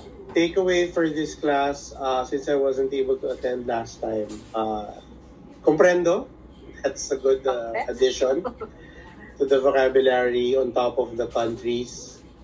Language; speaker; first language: English; non-native, local second language; Filipino